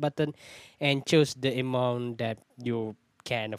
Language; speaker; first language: English; non-native, local second language; Malay